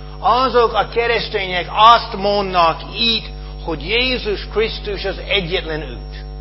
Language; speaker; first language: Hungarian; non-native, fluent; English